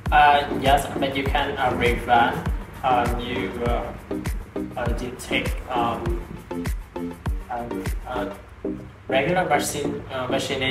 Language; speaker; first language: English; non-native, learner; Vietnamese